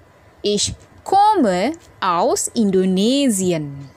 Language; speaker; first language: German; non-native, fluent; Indonesian